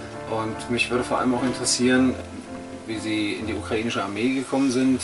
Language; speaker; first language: German; native; German